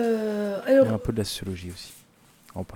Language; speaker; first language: French; native; French